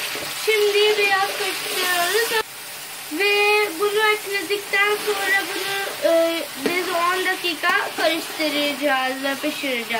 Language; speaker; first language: Turkish; non-native, fluent; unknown